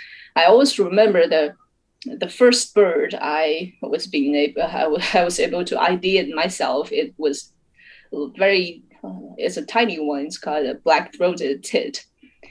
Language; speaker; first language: English; non-native, fluent; Chinese